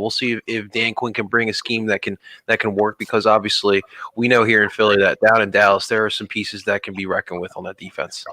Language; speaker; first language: English; native; English